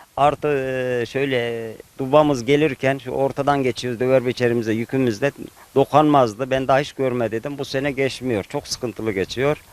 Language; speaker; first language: Turkish; native; Turkish